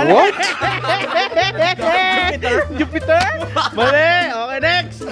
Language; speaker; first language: Filipino; native; Filipino